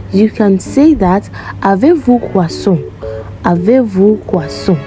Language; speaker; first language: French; non-native, learner; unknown